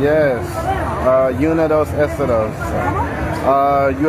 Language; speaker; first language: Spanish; non-native, learner; English